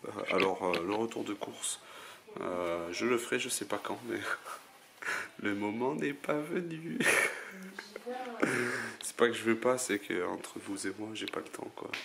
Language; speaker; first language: French; native; French